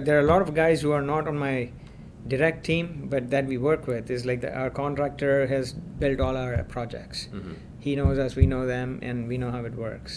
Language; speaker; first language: English; non-native, local second language; Gujarati